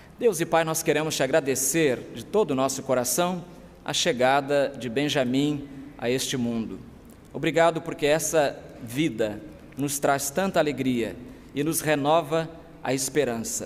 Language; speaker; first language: Portuguese; native; Portuguese